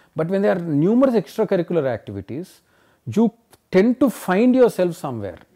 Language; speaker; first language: English; non-native, local second language; Telugu